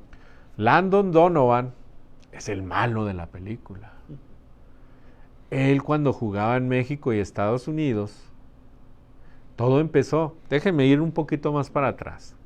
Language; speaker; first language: Spanish; native; Spanish